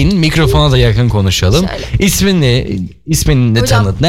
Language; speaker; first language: Turkish; native; Turkish